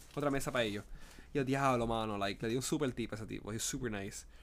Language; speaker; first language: Spanish; early bilingual, heritage; Spanish